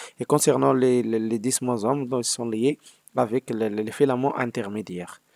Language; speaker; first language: French; non-native, local second language; Arabic